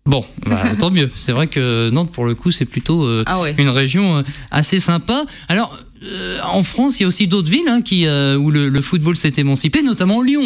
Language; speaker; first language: French; native; French